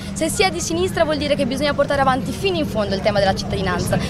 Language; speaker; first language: Italian; early bilingual, other home language; Arabic